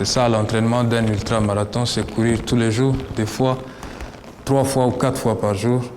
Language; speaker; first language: French; non-native, local second language; Kinyarwanda